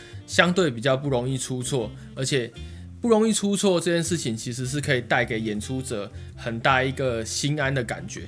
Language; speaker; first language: Chinese; native; Chinese